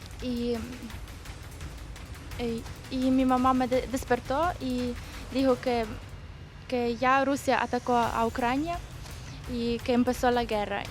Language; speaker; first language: Spanish; non-native, fluent; Ukrainian